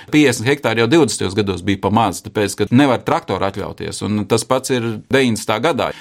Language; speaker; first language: Latvian; native; Latvian